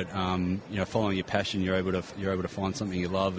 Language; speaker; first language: English; native; English